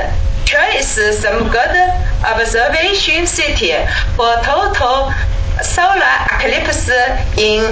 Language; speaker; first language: English; non-native, learner; Chinese